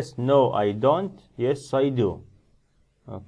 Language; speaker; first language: English; non-native, fluent; Arabic